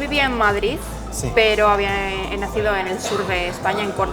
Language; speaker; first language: Spanish; native; Spanish